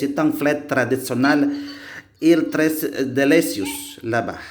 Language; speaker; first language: French; non-native, learner; Indonesian